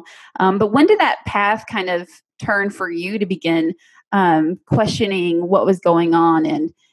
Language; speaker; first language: English; native; English